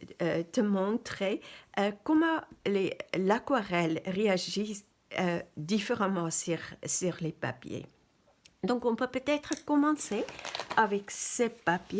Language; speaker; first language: French; non-native, fluent; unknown